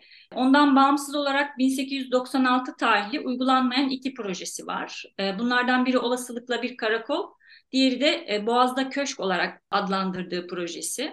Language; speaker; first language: Turkish; native; Turkish